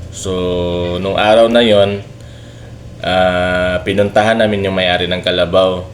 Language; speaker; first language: Filipino; non-native, local second language; Cebuano